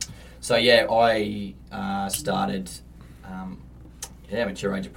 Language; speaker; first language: English; native; English